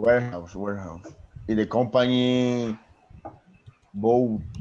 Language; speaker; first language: English; non-native, learner; Spanish